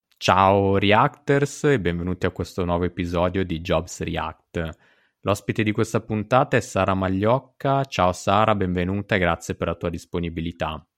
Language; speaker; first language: Italian; native; Italian